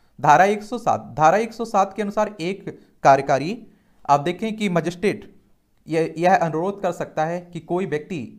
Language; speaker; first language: Hindi; native; Hindi